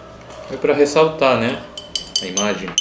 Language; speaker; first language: Portuguese; non-native, fluent; Japanese